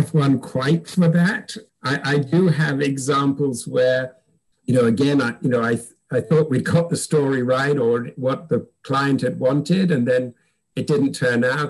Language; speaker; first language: English; native; English